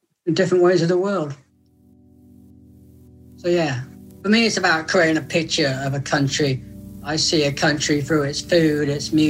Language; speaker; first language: English; native; English